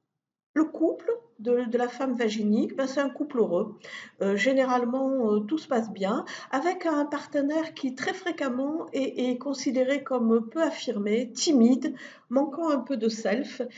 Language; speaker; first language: French; native; French